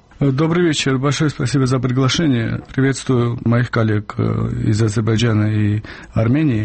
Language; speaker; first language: Russian; non-native, local second language; Georgian